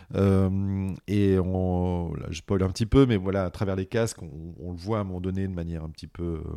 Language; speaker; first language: French; native; French